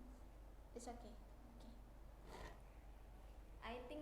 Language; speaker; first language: English; non-native, learner; Indonesian